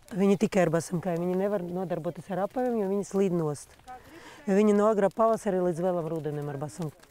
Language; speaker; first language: Latvian; non-native, local second language; Russian